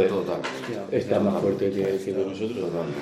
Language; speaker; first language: Spanish; native; Spanish